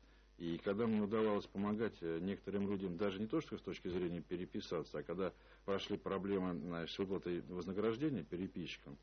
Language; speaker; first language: Russian; native; Russian